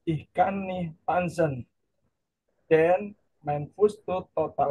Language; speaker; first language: German; non-native, learner; Indonesian